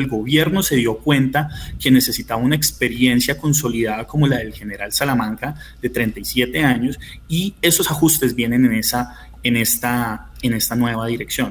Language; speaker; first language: Spanish; native; Spanish